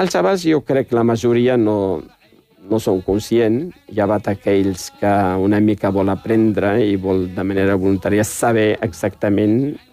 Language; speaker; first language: Catalan; non-native, fluent; Riffian